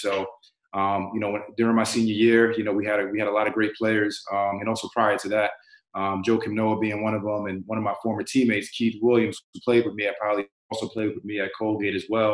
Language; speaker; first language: English; native; English